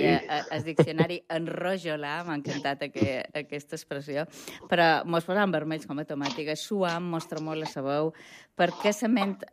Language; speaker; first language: Catalan; native; Catalan